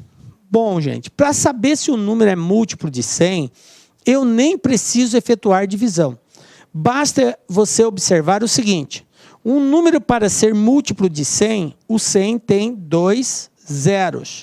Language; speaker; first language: Portuguese; native; Portuguese